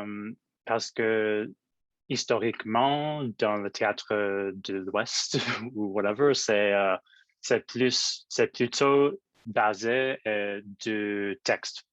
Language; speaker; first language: French; non-native, local second language; English